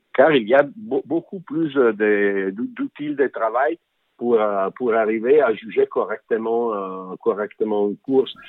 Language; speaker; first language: French; non-native, fluent; English